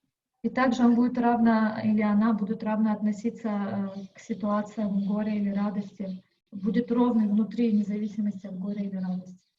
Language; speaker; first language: Russian; native; Russian